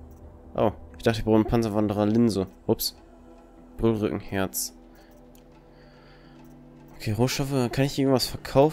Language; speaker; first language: German; native; German